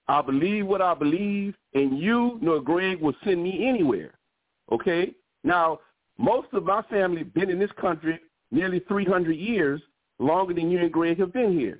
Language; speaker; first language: English; native; English